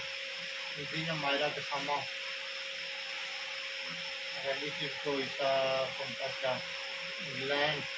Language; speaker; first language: Filipino; non-native, learner; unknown